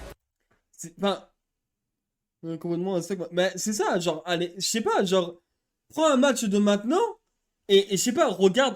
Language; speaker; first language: French; native; French